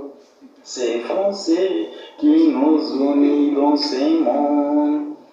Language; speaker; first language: French; non-native, fluent; Portuguese